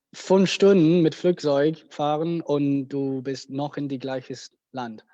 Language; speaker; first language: German; non-native, learner; English